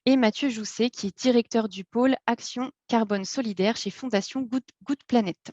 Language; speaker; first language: French; native; French